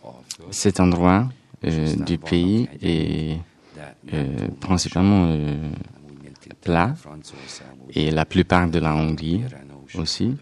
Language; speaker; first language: French; non-native, fluent; Hungarian